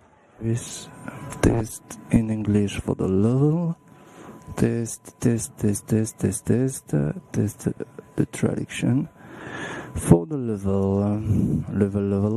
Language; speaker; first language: English; non-native, learner; French